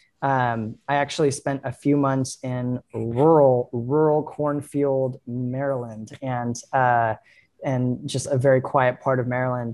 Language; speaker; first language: English; native; English